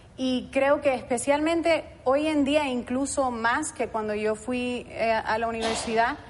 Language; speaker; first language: Spanish; early bilingual, heritage; Spanish